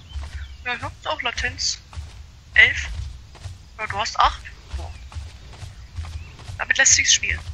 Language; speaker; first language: German; native; German